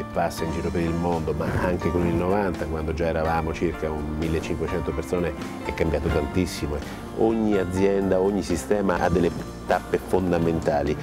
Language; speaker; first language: Italian; native; Italian